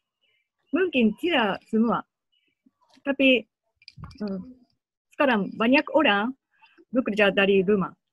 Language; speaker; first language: Indonesian; non-native, learner; Japanese